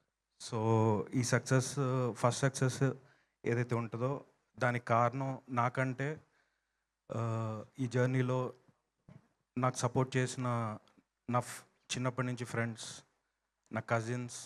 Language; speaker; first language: Telugu; native; Telugu